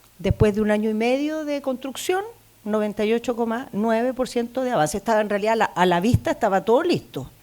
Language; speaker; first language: Spanish; native; Spanish